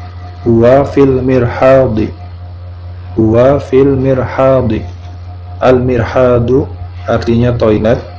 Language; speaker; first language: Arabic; non-native, fluent; Indonesian